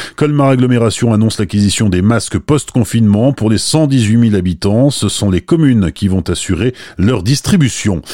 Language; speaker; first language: French; native; French